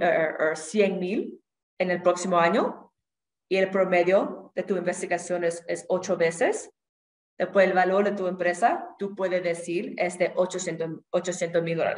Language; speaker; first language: Spanish; non-native, fluent; English